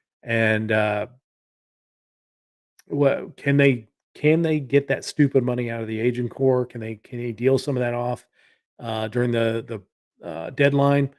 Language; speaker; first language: English; native; English